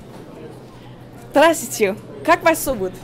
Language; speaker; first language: Russian; non-native, learner; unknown